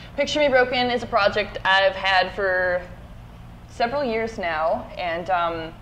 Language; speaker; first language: English; native; English